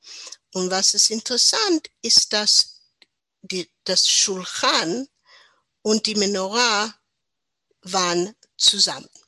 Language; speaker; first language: German; non-native, learner; English